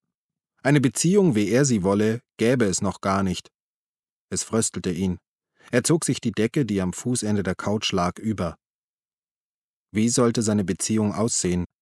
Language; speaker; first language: German; native; German